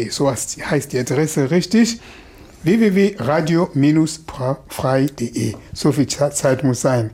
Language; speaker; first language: German; non-native, fluent; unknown